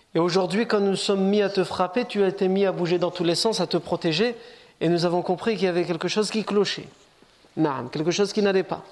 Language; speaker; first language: French; native; French